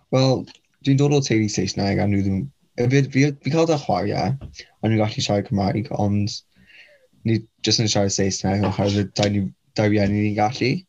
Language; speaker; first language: Welsh; non-native, local second language; English